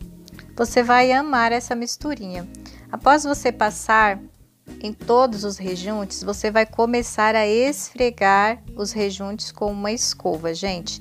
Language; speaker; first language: Portuguese; native; Portuguese